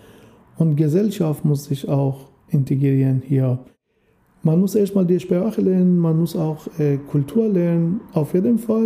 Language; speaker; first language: German; non-native, learner; Persian